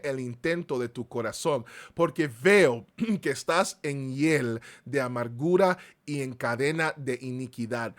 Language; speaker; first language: Spanish; early bilingual, heritage; Spanish